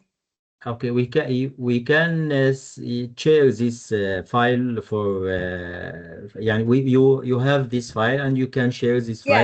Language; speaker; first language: English; non-native, fluent; Arabic